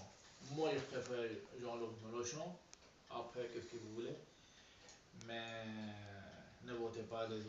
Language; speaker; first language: French; non-native, learner; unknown